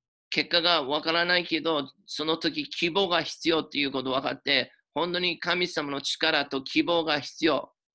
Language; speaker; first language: Japanese; non-native, fluent; English